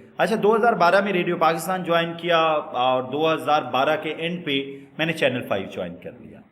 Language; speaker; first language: Urdu; non-native, local second language; Punjabi